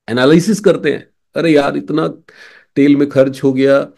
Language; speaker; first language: Hindi; native; Hindi